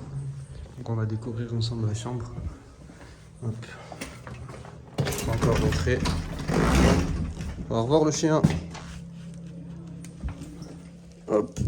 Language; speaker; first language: French; native; French